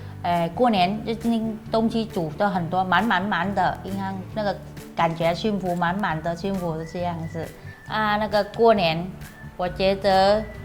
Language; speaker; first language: Chinese; non-native, learner; Vietnamese